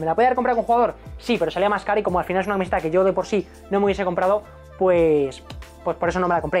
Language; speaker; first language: Spanish; native; Spanish